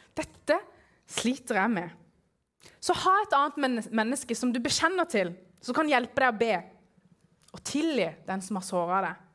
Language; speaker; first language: Norwegian; early bilingual, other home language; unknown